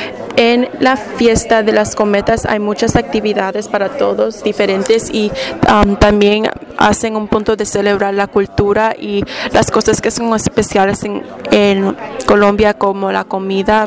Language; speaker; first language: Spanish; non-native, fluent; English